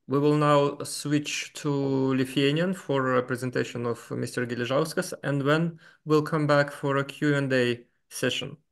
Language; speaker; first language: English; non-native, fluent; Lithuanian